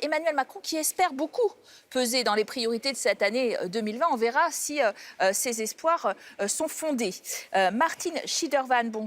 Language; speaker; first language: French; native; French